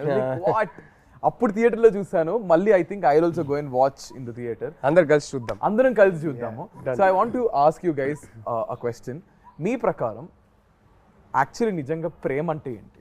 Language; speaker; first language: Telugu; native; Telugu